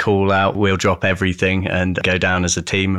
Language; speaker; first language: English; native; English